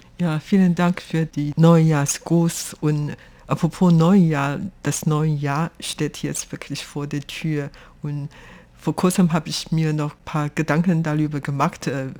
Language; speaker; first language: German; non-native, fluent; Chinese